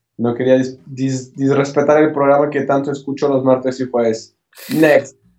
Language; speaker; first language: Spanish; non-native, fluent; French